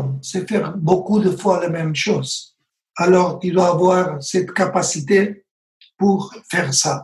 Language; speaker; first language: French; non-native, learner; Spanish